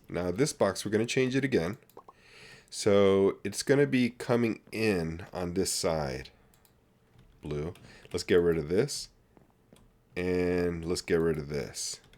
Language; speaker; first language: English; native; English